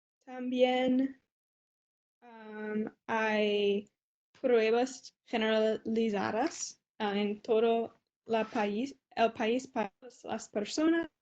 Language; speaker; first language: Spanish; non-native, learner; English